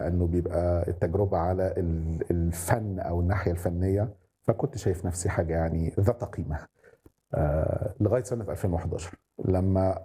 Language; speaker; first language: Arabic; native; Arabic